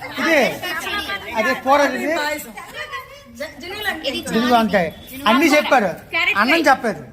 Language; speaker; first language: Telugu; native; Telugu